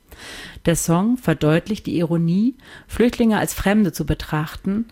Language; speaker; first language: German; native; German